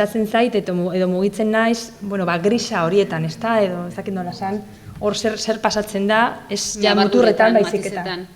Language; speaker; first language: Basque; non-native, local second language; Spanish